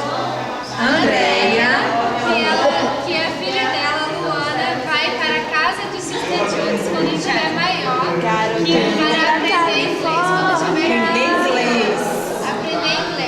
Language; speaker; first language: Portuguese; non-native, local second language; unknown